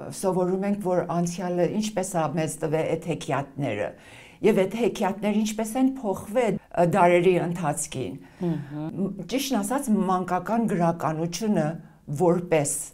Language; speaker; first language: Armenian; early bilingual, heritage; Armenian